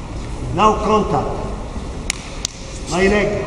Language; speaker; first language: English; non-native, learner; Italian